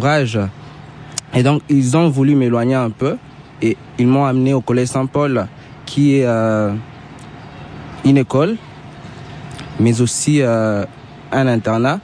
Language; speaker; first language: French; non-native, local second language; Swahili